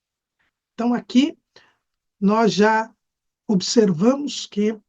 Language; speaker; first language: Portuguese; native; Portuguese